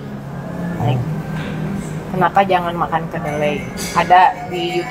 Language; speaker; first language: Indonesian; native; Indonesian